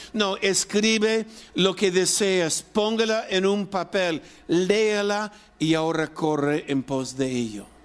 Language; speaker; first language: Spanish; non-native, fluent; English